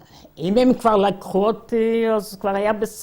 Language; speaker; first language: Hebrew; non-native, fluent; Yiddish